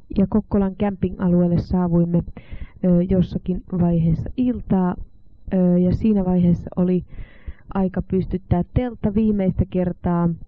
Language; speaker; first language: Finnish; native; Finnish